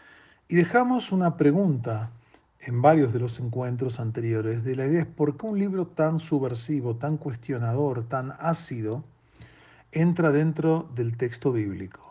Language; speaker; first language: Spanish; native; Spanish